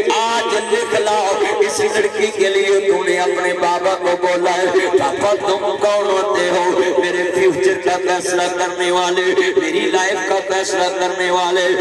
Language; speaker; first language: Urdu; non-native, local second language; Punjabi